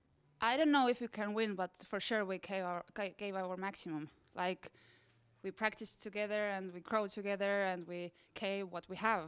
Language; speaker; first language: English; non-native, fluent; Estonian